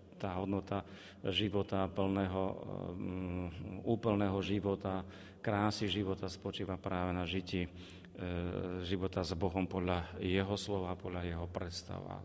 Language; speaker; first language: Slovak; native; Slovak